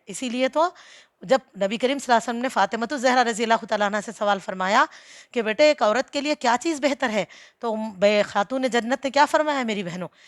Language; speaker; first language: Urdu; native; Urdu